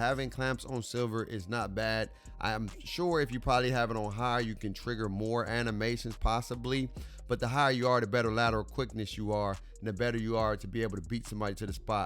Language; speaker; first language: English; native; English